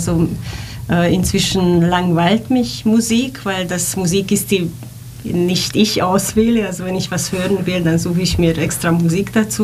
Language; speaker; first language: German; non-native, fluent; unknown